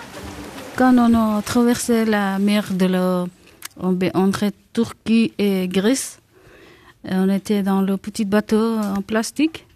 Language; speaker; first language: French; non-native, learner; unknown